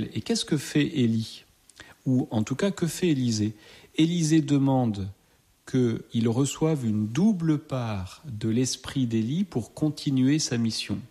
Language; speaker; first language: French; native; French